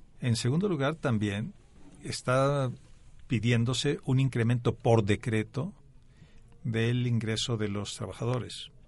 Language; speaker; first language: Spanish; native; Spanish